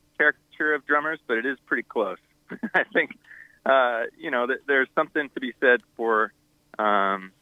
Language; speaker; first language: English; native; English